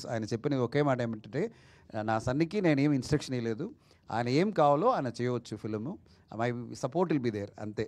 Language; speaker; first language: Telugu; non-native, fluent; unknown